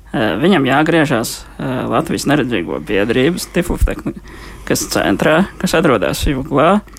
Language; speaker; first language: Latvian; native; Latvian